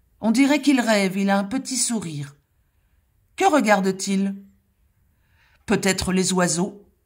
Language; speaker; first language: French; native; French